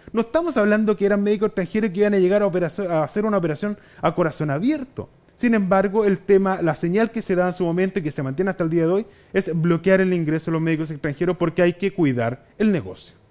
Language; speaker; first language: Spanish; native; Spanish